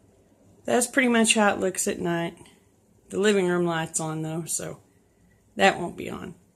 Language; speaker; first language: English; native; English